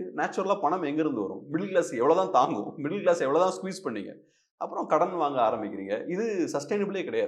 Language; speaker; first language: Tamil; native; Tamil